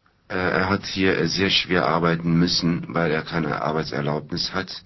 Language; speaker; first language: German; non-native, fluent; Turkish